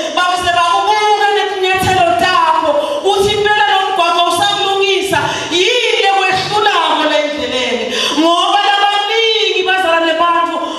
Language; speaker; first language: Zulu; non-native, local second language; Swati